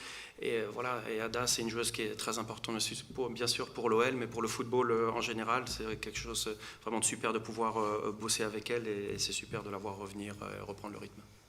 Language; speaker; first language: French; native; French